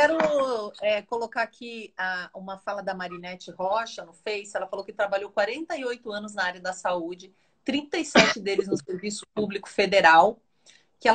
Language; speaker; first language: Portuguese; native; Portuguese